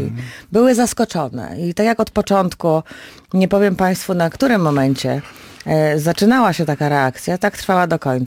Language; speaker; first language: Polish; native; Polish